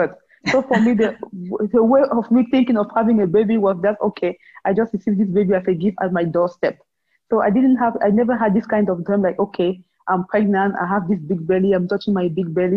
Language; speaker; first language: English; non-native, local second language; French